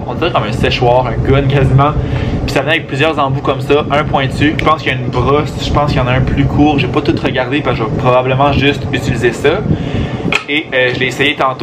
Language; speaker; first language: French; native; French